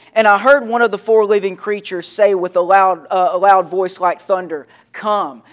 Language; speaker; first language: English; native; English